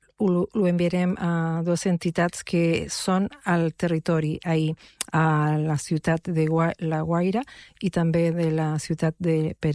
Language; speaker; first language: Catalan; non-native, fluent; Spanish